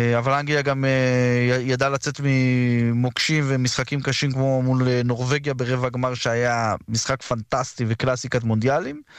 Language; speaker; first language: Hebrew; early bilingual, other home language; French